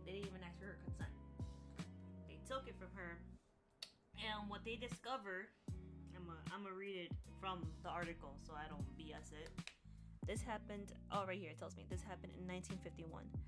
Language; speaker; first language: English; early bilingual, other home language; Spanish